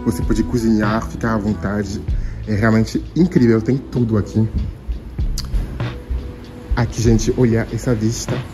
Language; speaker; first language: Portuguese; non-native, fluent; French